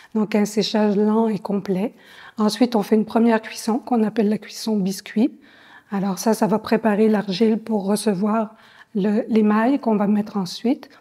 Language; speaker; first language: French; native; French